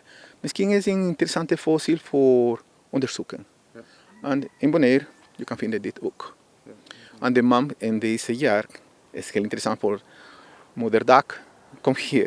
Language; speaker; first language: Dutch; non-native, learner; Spanish